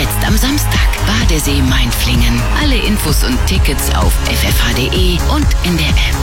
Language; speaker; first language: German; native; German